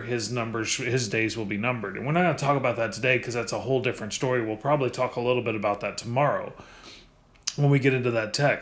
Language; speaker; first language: English; native; English